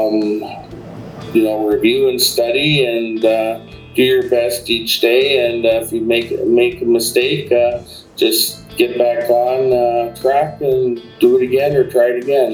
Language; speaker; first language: English; native; English